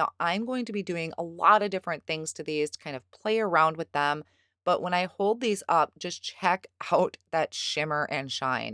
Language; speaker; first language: English; native; English